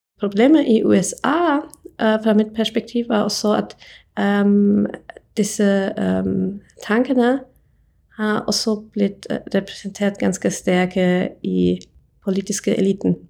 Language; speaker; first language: Norwegian; non-native, fluent; English